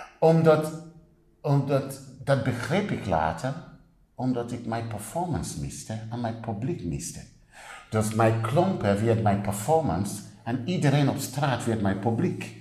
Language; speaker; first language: Dutch; non-native, fluent; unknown